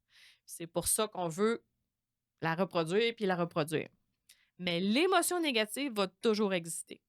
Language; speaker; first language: French; native; French